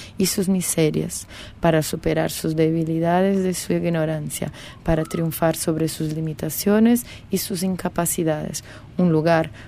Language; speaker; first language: Spanish; non-native, fluent; Portuguese